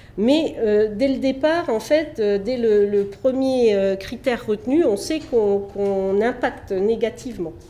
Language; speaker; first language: French; native; French